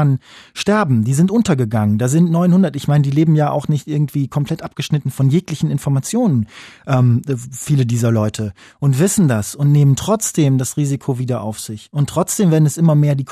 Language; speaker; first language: German; native; German